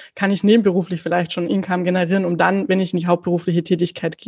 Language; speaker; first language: German; native; German